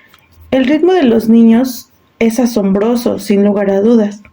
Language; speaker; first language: Spanish; native; Spanish